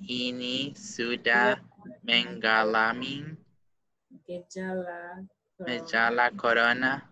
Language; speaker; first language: Indonesian; non-native, learner; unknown